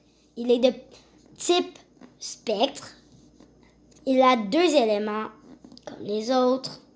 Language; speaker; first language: French; native; French